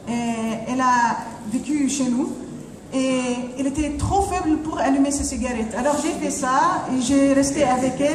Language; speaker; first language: French; non-native, fluent; Arabic